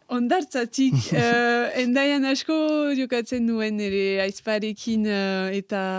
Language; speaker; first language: Basque; non-native, local second language; French